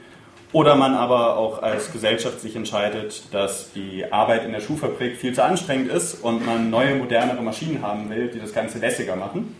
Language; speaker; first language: German; native; German